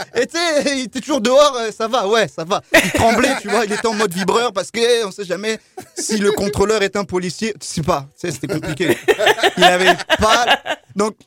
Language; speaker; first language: French; early bilingual, other home language; Lingala